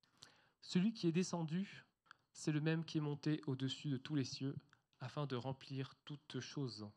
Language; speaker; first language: French; native; French